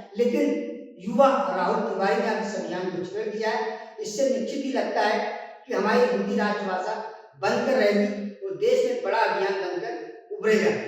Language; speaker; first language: Hindi; native; Hindi